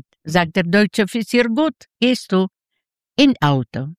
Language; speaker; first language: German; non-native, learner; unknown